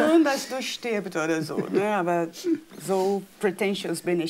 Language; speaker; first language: German; non-native, fluent; Portuguese